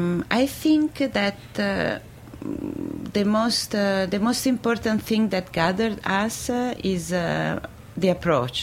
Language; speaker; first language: English; non-native, fluent; Italian